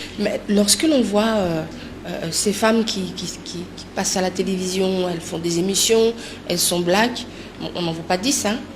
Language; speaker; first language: French; non-native, local second language; Lingala